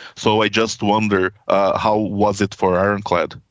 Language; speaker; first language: English; non-native, fluent; Portuguese